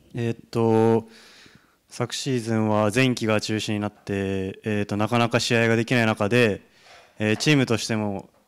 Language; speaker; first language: Japanese; native; Japanese